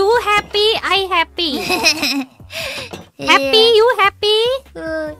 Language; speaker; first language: English; non-native, learner; Indonesian